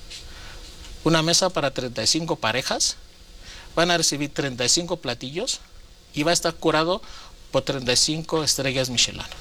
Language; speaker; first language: Spanish; non-native, fluent; Greek